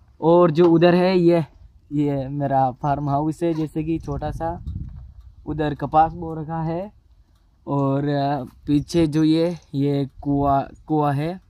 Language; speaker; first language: Hindi; native; Hindi